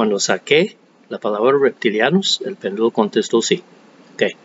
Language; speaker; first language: Spanish; non-native, fluent; English